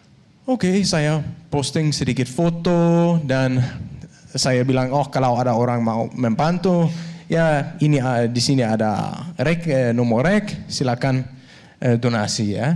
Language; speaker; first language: Indonesian; non-native, fluent; Danish